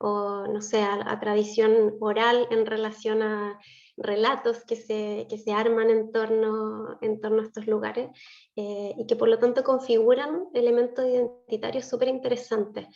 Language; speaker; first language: Spanish; native; Spanish